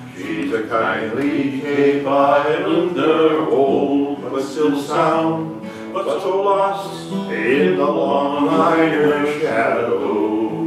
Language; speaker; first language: English; native; English